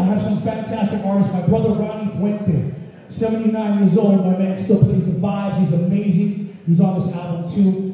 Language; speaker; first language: English; native; English